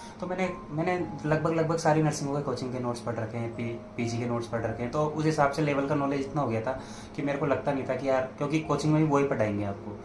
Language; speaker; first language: Hindi; native; Hindi